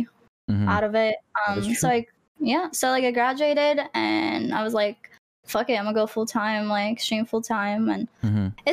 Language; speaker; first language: English; non-native, fluent; Greek